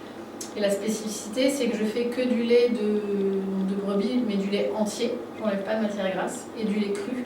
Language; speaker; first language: French; native; French